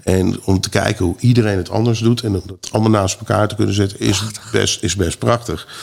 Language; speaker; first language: Dutch; native; Dutch